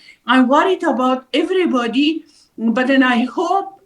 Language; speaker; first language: English; non-native, learner; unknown